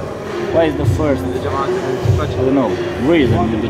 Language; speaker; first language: English; non-native, learner; Romanian